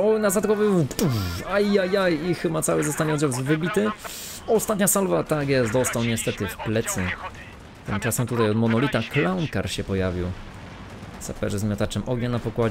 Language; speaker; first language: Polish; native; Polish